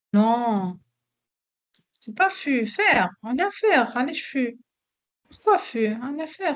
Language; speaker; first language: French; non-native, local second language; Arabic